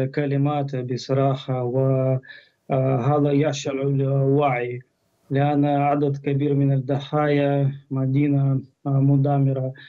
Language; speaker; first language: Arabic; non-native, fluent; Ukrainian